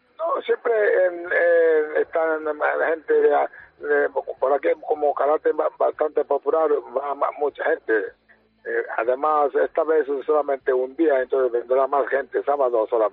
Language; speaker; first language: Spanish; non-native, fluent; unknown